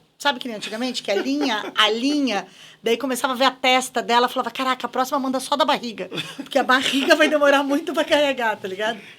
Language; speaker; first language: Portuguese; native; Portuguese